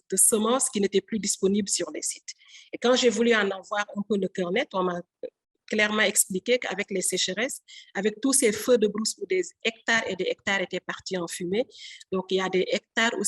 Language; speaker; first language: French; non-native, local second language; Wolof